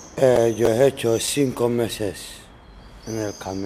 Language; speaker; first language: Spanish; non-native, learner; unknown